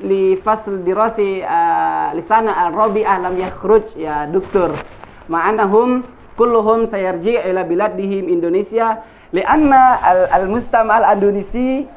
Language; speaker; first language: Arabic; non-native, fluent; Indonesian